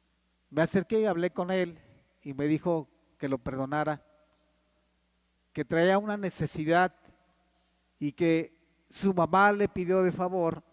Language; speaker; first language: Spanish; native; Spanish